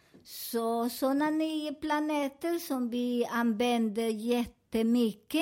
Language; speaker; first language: Swedish; non-native, learner; Spanish